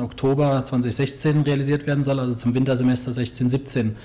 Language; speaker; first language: German; native; German